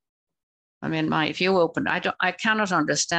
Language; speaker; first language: English; native; English